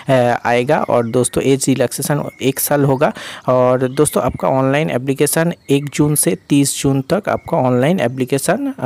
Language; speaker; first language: Hindi; non-native, local second language; Bangla